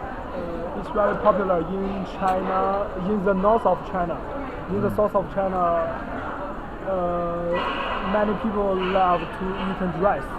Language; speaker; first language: English; non-native, learner; Chinese